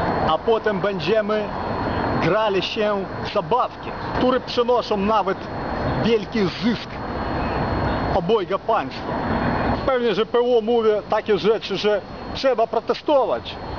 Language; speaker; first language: Polish; non-native, fluent; Ukrainian